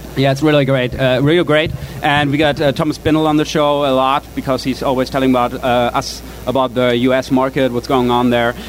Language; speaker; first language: English; non-native, fluent; German